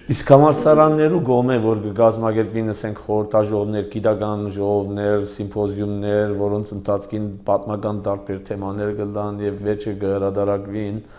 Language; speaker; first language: Armenian; early bilingual, heritage; Armenian